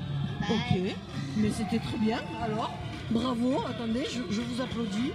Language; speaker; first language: French; native; French